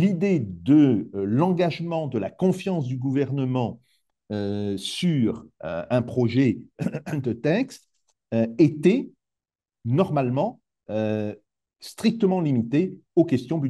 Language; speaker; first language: French; native; French